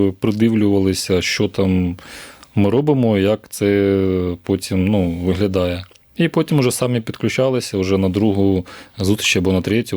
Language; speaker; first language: Ukrainian; native; Ukrainian